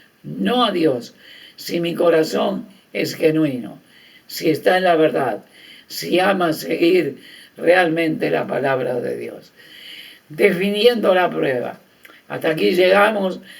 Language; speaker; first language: Spanish; native; Spanish